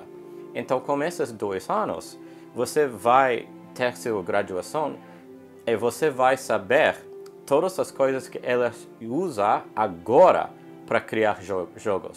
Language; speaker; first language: Portuguese; non-native, learner; English